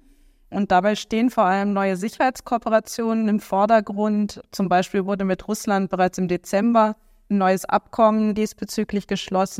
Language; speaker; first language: German; native; German